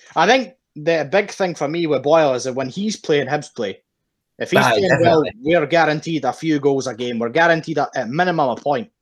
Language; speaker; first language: English; native; English